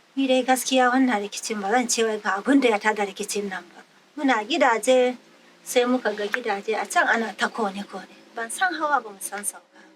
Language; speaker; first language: Hausa; non-native, local second language; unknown